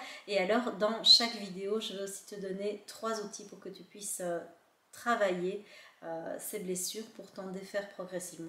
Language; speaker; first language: French; native; French